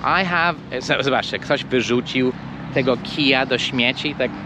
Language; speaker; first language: Polish; non-native, fluent; English